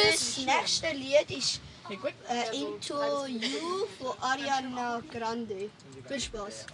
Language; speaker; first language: German; native; German